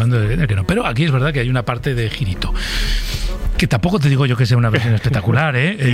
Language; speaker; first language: Spanish; native; Spanish